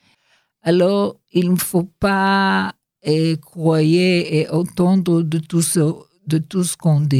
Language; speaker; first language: French; non-native, learner; Hebrew